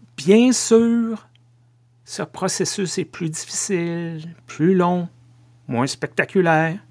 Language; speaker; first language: French; native; French